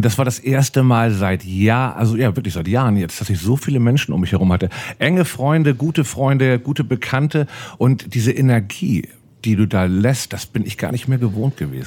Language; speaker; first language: German; native; German